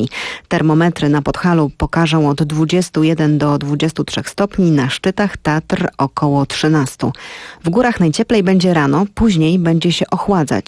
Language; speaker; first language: Polish; native; Polish